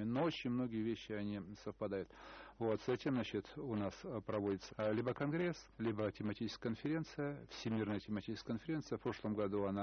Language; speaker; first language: Russian; native; Russian